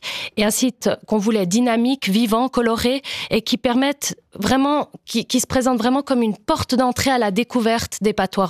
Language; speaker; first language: French; native; French